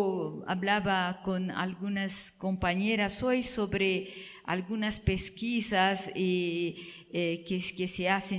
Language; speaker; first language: Spanish; non-native, fluent; Portuguese